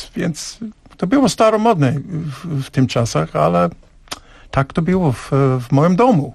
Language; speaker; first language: Polish; non-native, learner; English